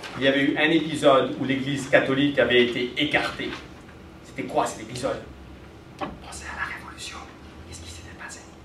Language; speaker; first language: French; native; French